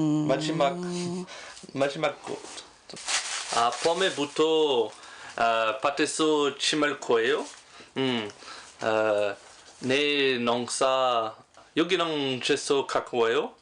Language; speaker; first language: Korean; non-native, learner; French